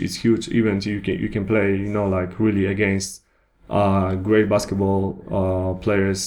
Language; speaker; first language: English; non-native, learner; Polish